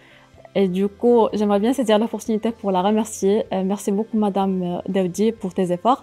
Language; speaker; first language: French; non-native, local second language; Arabic